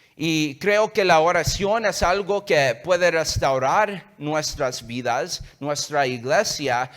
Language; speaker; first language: Spanish; early bilingual, heritage; English